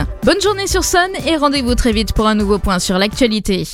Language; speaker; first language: French; native; French